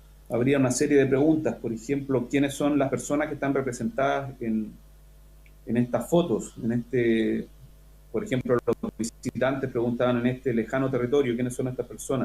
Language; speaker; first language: Spanish; native; Spanish